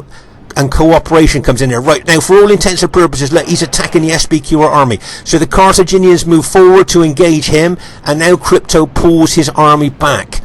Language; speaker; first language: English; native; English